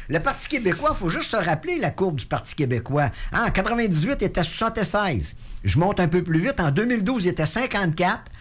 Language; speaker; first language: French; native; French